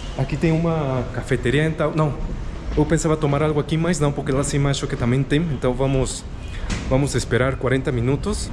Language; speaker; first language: Portuguese; non-native, fluent; Spanish